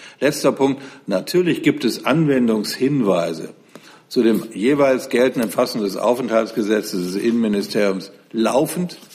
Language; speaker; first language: German; native; German